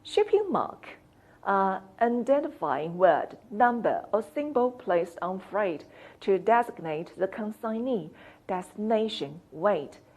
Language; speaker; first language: English; non-native, fluent; Chinese